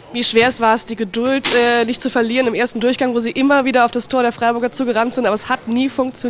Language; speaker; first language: German; native; German